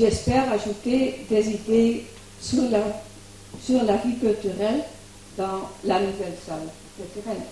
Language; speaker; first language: French; non-native, fluent; Dutch